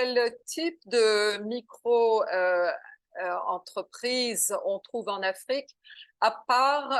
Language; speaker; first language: French; non-native, learner; Portuguese